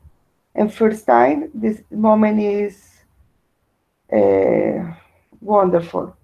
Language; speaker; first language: English; non-native, learner; Spanish